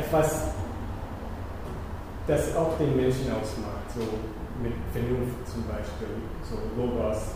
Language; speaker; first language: German; non-native, fluent; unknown